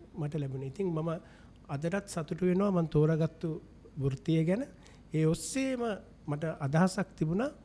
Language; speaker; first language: Sinhala; non-native, local second language; Tamil